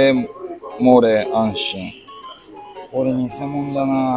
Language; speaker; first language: Japanese; native; Japanese